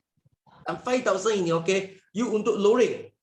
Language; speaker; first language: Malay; non-native, local second language; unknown